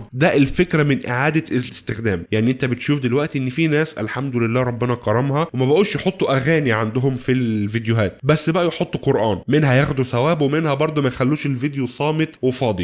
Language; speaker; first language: Arabic; native; Arabic